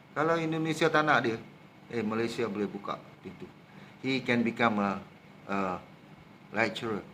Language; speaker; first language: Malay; native; Malay